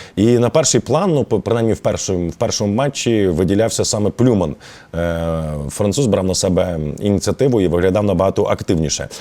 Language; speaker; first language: Ukrainian; native; Ukrainian